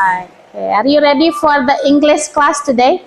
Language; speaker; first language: English; non-native, fluent; Indonesian